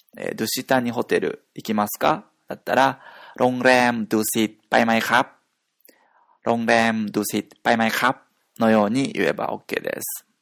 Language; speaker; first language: Japanese; native; Japanese